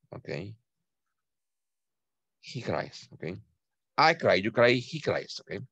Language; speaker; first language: English; non-native, fluent; Spanish